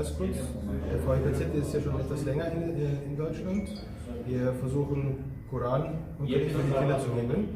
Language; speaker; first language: German; early bilingual, other home language; Turkish